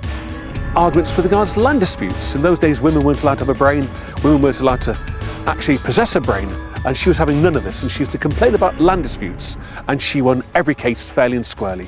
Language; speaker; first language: English; native; English